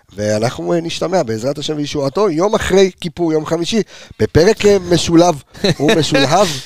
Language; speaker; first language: Hebrew; early bilingual, heritage; Hebrew